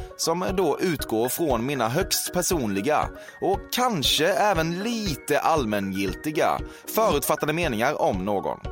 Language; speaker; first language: Swedish; native; Swedish